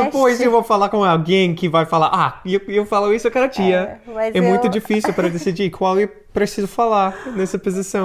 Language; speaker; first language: Portuguese; non-native, fluent; English